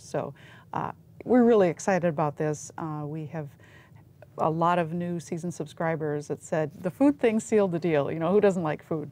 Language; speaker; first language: English; native; English